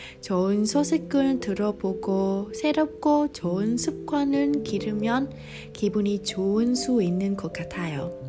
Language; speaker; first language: Korean; non-native, learner; Vietnamese